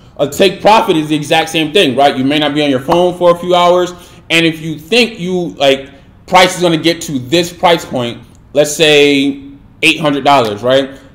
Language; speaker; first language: English; native; English